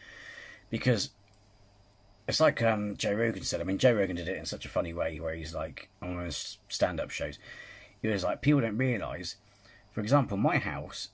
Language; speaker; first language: English; native; English